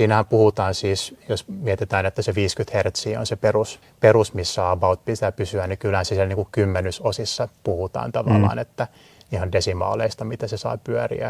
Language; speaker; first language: Finnish; native; Finnish